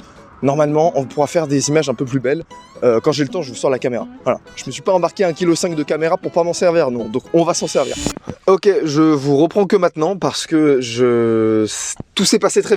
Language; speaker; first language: French; native; French